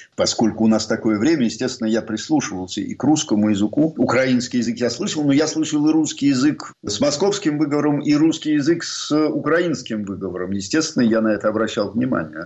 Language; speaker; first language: Russian; native; Russian